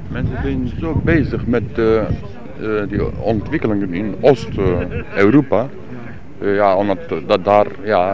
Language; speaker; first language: Dutch; non-native, learner; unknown